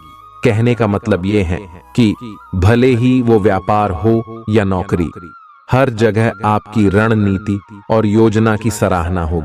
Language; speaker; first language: Hindi; native; Hindi